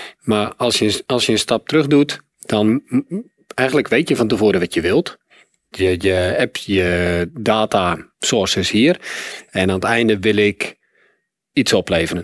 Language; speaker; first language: Dutch; native; Dutch